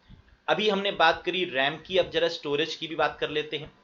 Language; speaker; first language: Hindi; native; Hindi